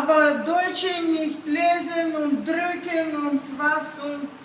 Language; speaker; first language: German; non-native, learner; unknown